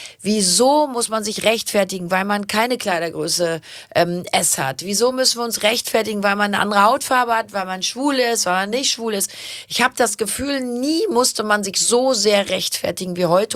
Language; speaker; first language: German; native; German